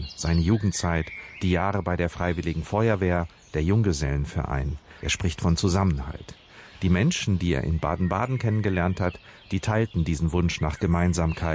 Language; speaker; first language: German; native; German